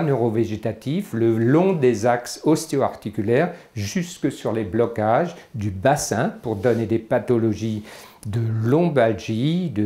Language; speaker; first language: French; native; French